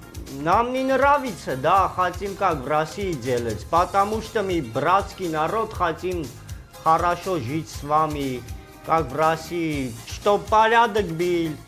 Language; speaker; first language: Russian; non-native, learner; Armenian